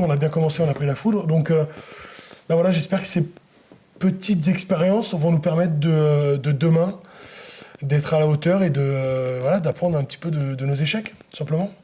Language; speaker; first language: French; native; French